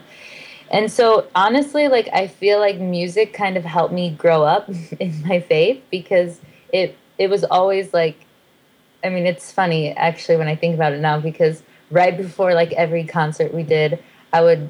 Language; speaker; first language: English; native; English